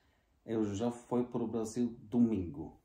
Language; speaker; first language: Portuguese; non-native, fluent; Norwegian